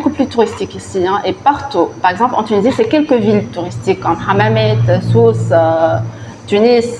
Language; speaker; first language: French; non-native, local second language; Arabic